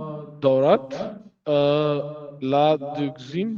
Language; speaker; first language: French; non-native, learner; Hindi